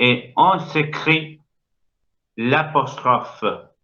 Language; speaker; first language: French; non-native, fluent; Spanish